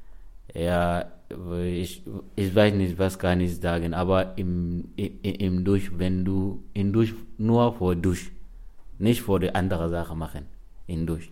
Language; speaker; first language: German; non-native, learner; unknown